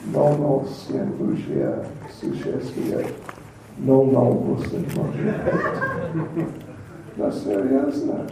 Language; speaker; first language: Russian; non-native, learner; English